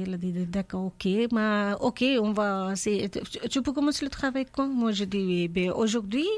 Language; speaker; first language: French; non-native, learner; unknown